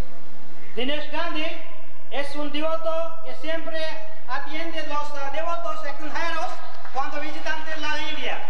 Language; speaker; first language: Spanish; non-native, learner; Gujarati